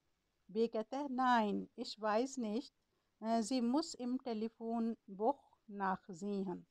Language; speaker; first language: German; non-native, learner; Urdu